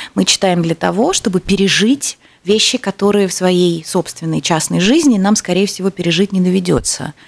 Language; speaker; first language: Russian; native; Russian